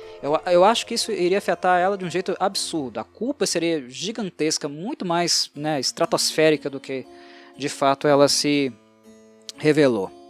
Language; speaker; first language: Portuguese; native; Portuguese